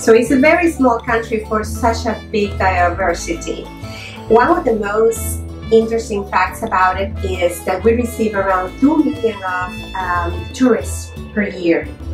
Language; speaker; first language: English; non-native, fluent; Spanish